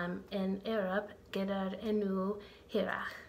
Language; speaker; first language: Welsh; non-native, learner; English